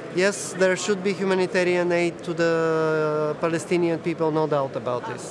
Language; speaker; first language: English; non-native, fluent; Bulgarian